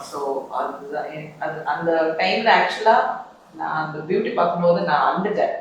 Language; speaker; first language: Tamil; non-native, learner; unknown